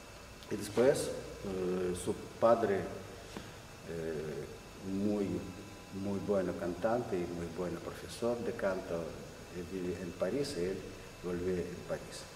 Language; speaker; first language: Spanish; non-native, learner; Russian